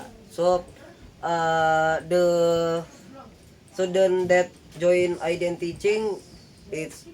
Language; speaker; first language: English; non-native, learner; Indonesian